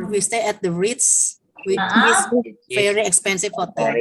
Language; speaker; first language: English; non-native, learner; Indonesian